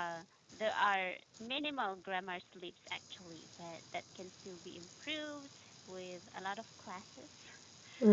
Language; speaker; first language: English; non-native, fluent; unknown